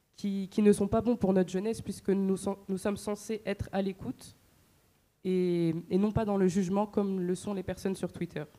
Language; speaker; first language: French; native; French